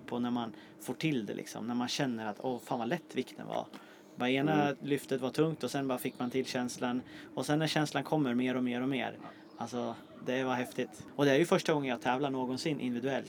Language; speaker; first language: Swedish; native; Swedish